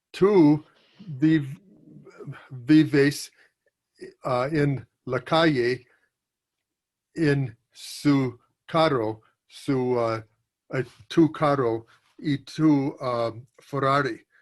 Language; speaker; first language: Spanish; non-native, learner; English